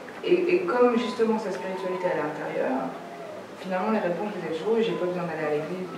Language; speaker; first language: French; native; French